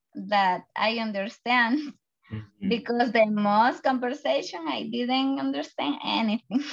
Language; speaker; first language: English; non-native, learner; Spanish